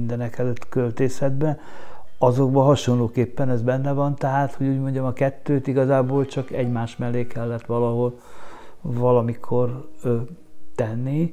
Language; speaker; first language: Hungarian; native; Hungarian